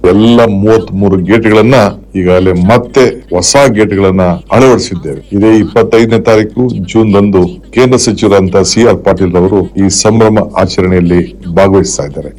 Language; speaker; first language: Kannada; native; Kannada